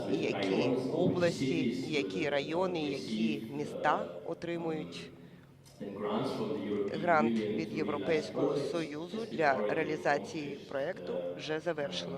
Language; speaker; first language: Ukrainian; native; Ukrainian